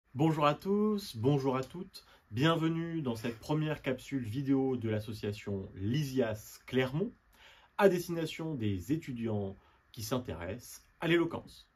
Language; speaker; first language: French; native; French